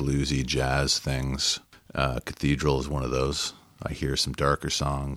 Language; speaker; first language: English; native; English